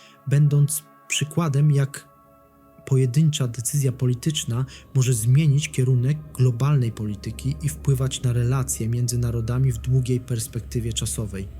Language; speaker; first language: Polish; native; Polish